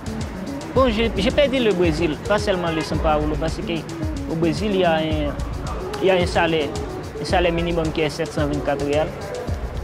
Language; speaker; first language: French; non-native, local second language; Haitian Creole